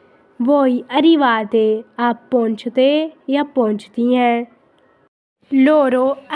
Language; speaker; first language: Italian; non-native, fluent; Urdu